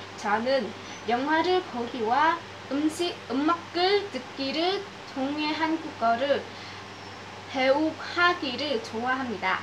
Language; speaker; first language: Korean; non-native, learner; Vietnamese